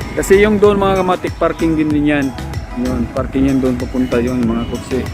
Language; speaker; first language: Filipino; non-native, local second language; Cebuano